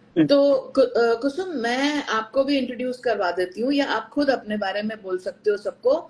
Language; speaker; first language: Hindi; native; Hindi